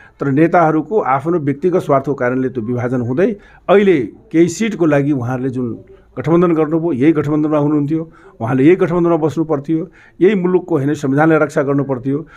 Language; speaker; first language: Nepali; non-native, local second language; Maithili